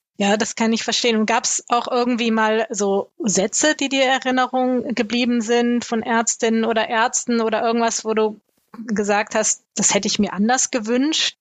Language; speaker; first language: German; native; German